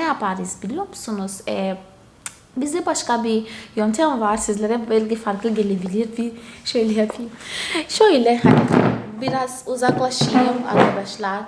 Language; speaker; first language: Turkish; non-native, fluent; Portuguese